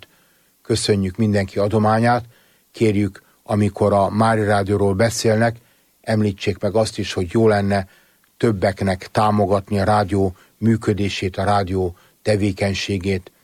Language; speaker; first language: Hungarian; native; Hungarian